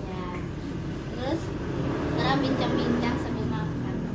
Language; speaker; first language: Indonesian; native; Indonesian